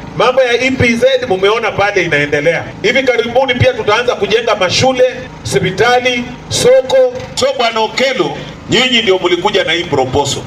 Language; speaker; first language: Swahili; non-native, local second language; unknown